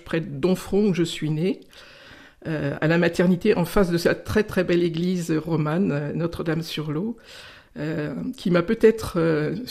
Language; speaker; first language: French; native; French